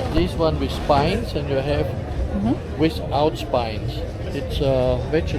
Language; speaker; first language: English; non-native, fluent; Spanish